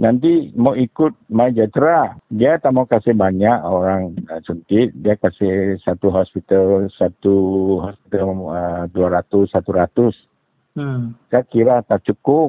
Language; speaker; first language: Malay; non-native, local second language; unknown